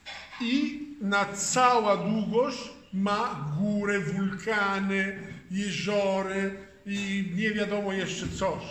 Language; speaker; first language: Polish; non-native, fluent; Italian